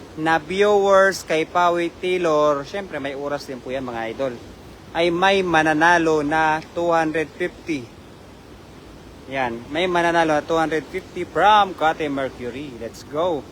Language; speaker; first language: Filipino; native; Filipino